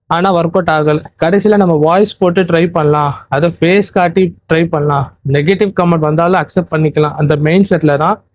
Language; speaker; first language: Tamil; non-native, local second language; Urdu